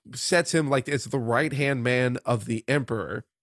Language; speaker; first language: English; native; English